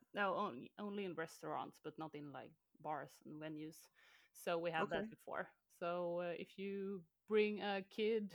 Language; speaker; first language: English; non-native, fluent; Swedish